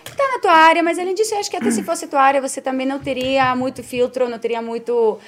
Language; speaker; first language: Portuguese; non-native, fluent; Spanish